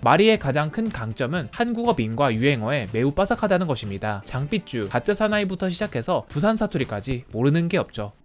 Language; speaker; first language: Korean; native; Korean